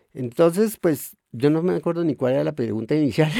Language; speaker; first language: Spanish; native; Spanish